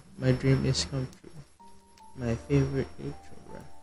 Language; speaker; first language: English; non-native, local second language; Filipino